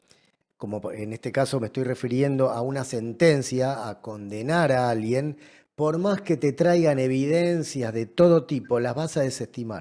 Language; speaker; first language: Spanish; native; Spanish